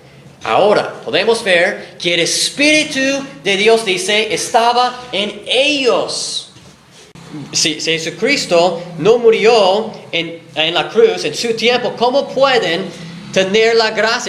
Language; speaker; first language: Spanish; non-native, fluent; English